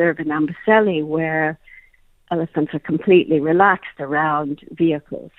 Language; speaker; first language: English; native; English